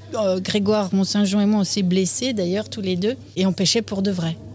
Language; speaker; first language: French; native; French